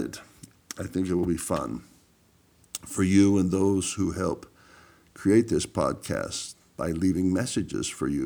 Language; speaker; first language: English; native; English